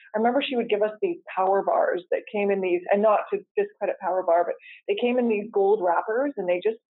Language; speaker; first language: English; native; English